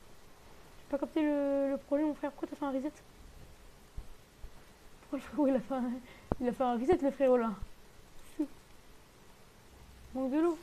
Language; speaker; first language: French; native; French